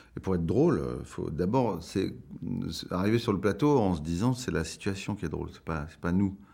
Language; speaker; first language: French; native; French